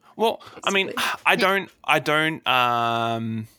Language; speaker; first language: English; native; English